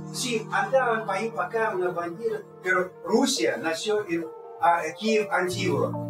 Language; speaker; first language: Spanish; non-native, fluent; Russian